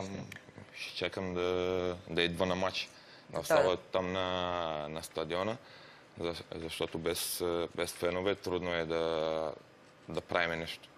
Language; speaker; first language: Bulgarian; non-native, learner; Romanian